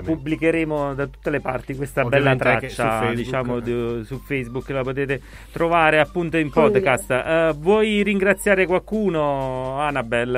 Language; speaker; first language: Italian; native; Italian